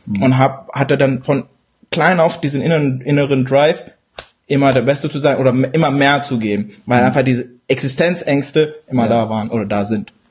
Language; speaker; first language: German; early bilingual, other home language; Urdu